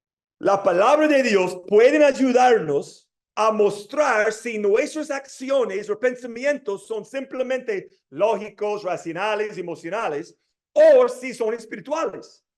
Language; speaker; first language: Spanish; non-native, fluent; English